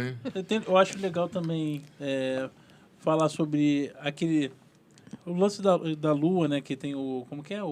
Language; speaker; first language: Portuguese; native; Portuguese